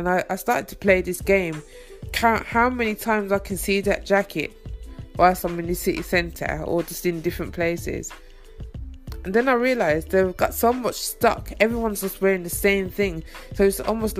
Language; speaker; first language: English; native; English